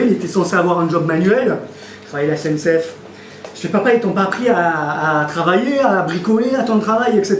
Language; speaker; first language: French; native; French